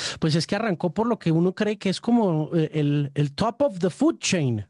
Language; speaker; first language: Spanish; native; Spanish